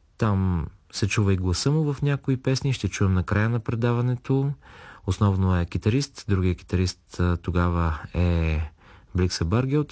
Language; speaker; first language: Bulgarian; native; Bulgarian